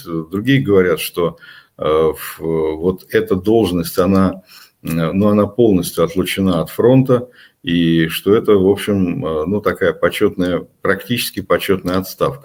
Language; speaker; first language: Russian; native; Russian